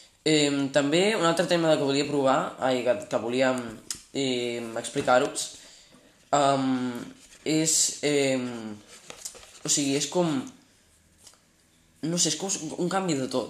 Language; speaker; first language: Catalan; non-native, local second language; Spanish